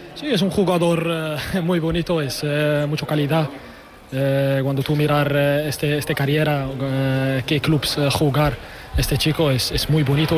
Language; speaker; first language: Spanish; non-native, learner; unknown